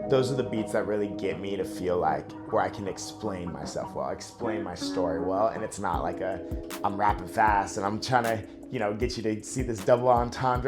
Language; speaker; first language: English; native; English